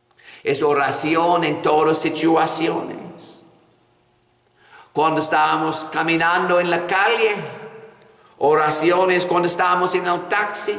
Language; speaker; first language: Spanish; non-native, fluent; English